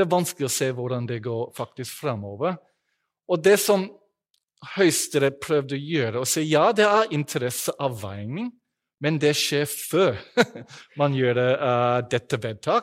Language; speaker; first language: Norwegian; non-native, fluent; English